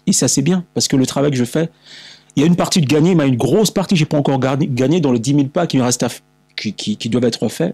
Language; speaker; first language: French; non-native, local second language; Lingala